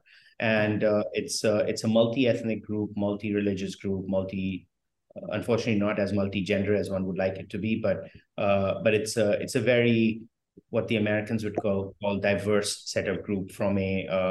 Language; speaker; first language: English; non-native, local second language; Hindi